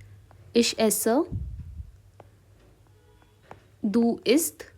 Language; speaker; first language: German; non-native, learner; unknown